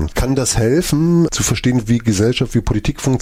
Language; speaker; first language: German; native; German